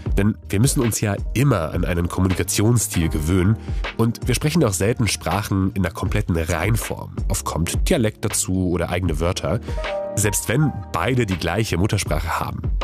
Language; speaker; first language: German; non-native, fluent; Polish